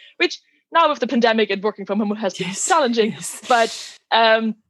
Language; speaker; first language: English; non-native, fluent; German